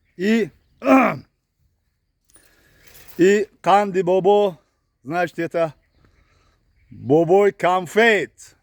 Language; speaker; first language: Russian; non-native, learner; Tajik